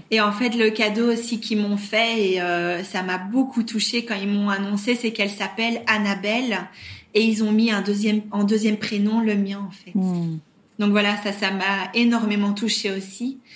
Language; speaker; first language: French; native; French